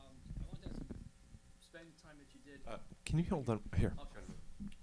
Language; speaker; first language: English; native; English